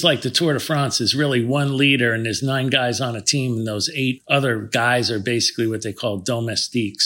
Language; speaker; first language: English; native; English